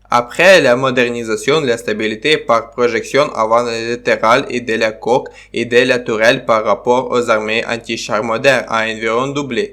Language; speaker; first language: French; non-native, learner; Ukrainian